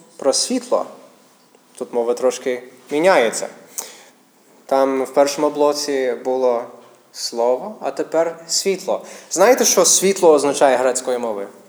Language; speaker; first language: Ukrainian; non-native, fluent; English